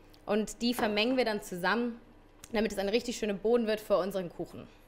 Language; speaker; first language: German; native; German